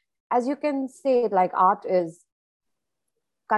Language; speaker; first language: English; non-native, local second language; Hindi